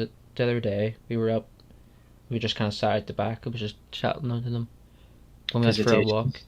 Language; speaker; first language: English; native; English